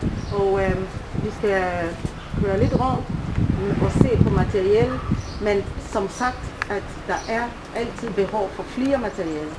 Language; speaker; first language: Danish; non-native, fluent; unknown